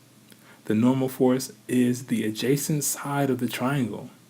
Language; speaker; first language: English; native; English